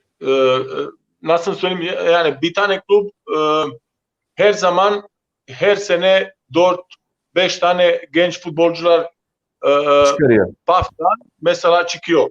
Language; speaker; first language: Turkish; non-native, learner; Croatian